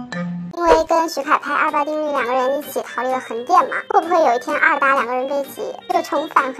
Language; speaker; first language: Chinese; native; Chinese